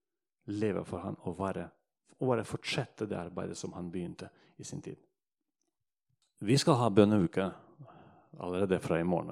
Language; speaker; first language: Norwegian; non-native, fluent; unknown